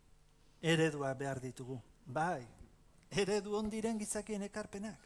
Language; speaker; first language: Basque; native; Basque